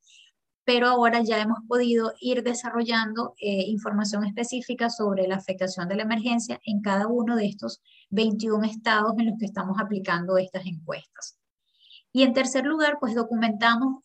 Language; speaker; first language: Spanish; native; Spanish